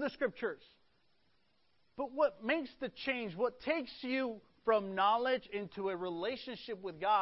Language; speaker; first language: English; early bilingual, other home language; Spanish